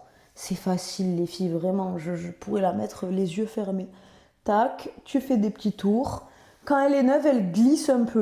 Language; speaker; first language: French; native; French